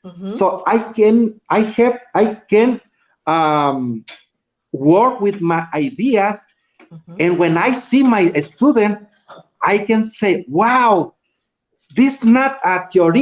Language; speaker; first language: English; non-native, learner; Spanish